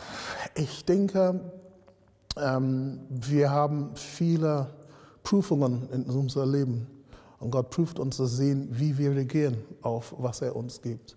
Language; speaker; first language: German; non-native, fluent; English